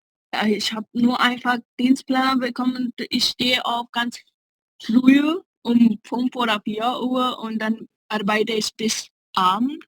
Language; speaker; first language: German; non-native, learner; Hindi